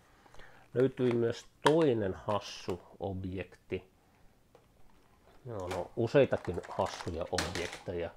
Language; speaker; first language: Finnish; native; Finnish